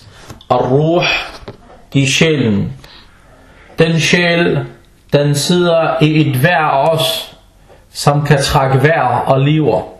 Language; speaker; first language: Danish; non-native, fluent; Arabic